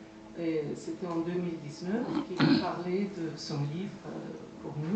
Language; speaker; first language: French; non-native, fluent; Persian